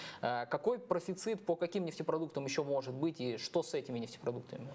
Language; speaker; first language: Russian; native; Russian